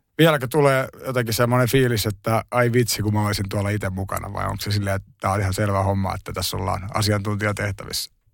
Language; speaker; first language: Finnish; native; Finnish